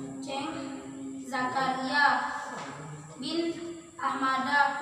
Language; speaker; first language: Arabic; non-native, learner; Indonesian